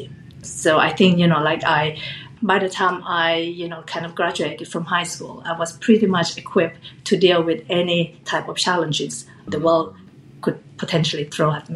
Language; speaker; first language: English; non-native, fluent; Thai